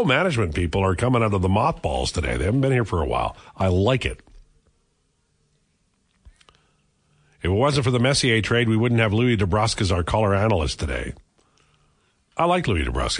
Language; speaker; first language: English; native; English